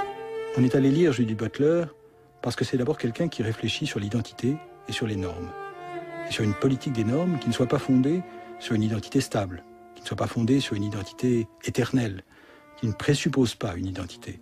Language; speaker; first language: French; native; French